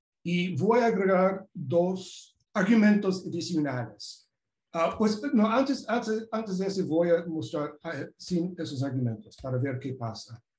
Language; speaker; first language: Spanish; non-native, fluent; English